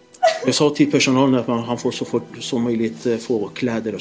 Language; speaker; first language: Swedish; non-native, fluent; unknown